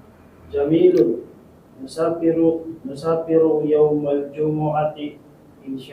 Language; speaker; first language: Arabic; non-native, learner; Filipino